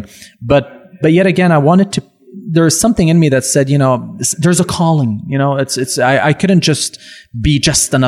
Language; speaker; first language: English; non-native, fluent; French